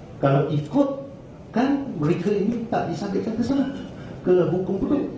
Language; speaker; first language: Malay; non-native, local second language; Chinese